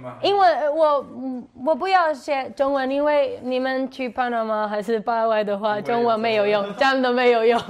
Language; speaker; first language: Chinese; non-native, learner; Spanish